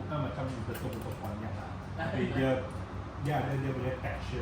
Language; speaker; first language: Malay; non-native, local second language; Chinese